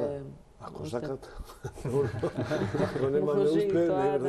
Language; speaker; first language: Macedonian; non-native, learner; Spanish